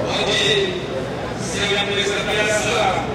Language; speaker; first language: Italian; non-native, learner; Bangla